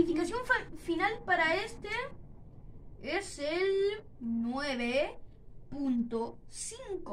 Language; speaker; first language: Spanish; native; Spanish